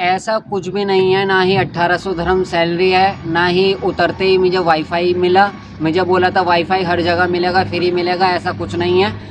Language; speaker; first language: Hindi; native; Hindi